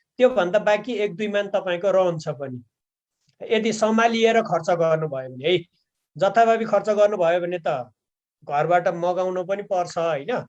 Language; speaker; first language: Nepali; native; Nepali